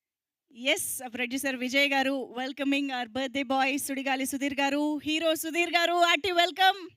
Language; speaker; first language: Telugu; native; Telugu